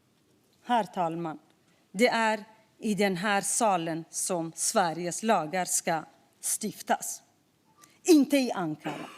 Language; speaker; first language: Swedish; non-native, fluent; Kurdish